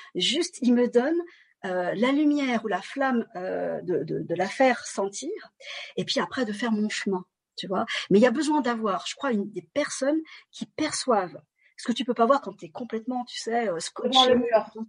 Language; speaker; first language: French; native; French